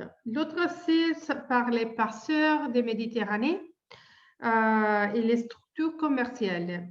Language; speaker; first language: French; non-native, fluent; Italian